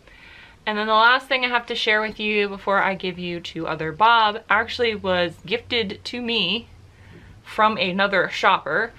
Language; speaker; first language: English; native; English